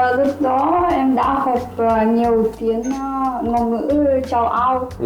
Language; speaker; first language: Vietnamese; non-native, fluent; Ukrainian